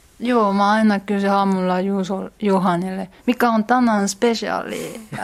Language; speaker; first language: Finnish; non-native, learner; Korean